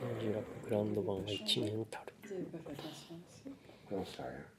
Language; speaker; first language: French; native; French